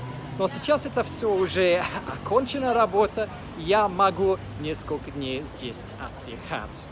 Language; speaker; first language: Russian; non-native, fluent; English